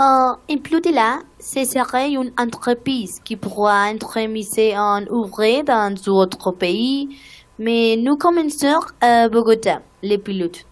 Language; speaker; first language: French; non-native, learner; Spanish